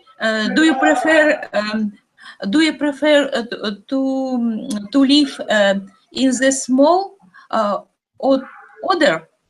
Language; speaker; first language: English; non-native, learner; Russian